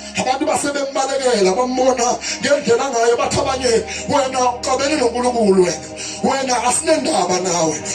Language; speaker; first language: Zulu; non-native, local second language; South Ndebele